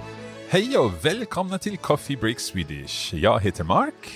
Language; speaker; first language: Swedish; non-native, learner; English